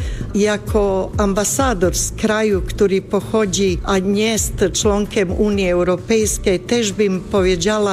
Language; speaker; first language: Polish; non-native, fluent; Bosnian